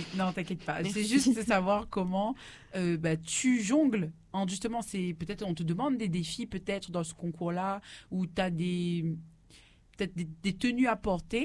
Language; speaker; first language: French; native; French